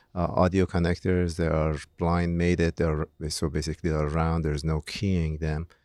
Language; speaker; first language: English; non-native, fluent; Persian